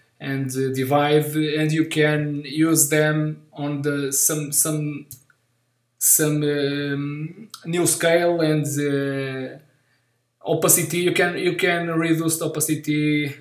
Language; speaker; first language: English; non-native, learner; Portuguese